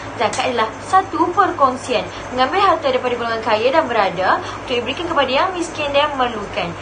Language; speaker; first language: Malay; native; Malay